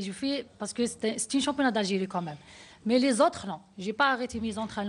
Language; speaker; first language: French; non-native, learner; Arabic